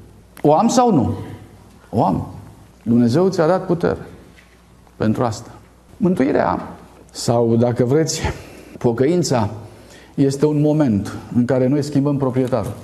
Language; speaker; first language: Romanian; native; Romanian